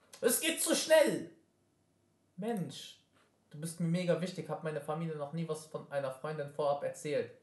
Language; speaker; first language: German; early bilingual, other home language; Arabic